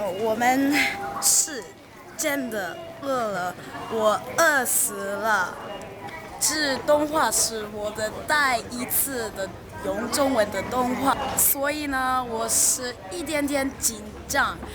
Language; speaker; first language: Chinese; non-native, learner; English